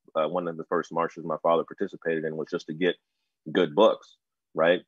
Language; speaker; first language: English; native; English